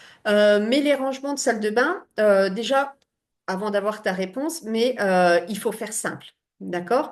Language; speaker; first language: French; native; French